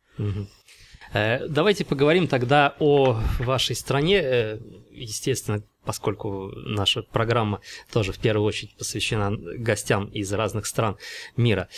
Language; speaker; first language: Russian; native; Russian